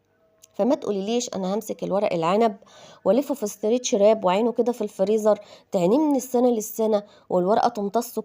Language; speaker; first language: Arabic; native; Arabic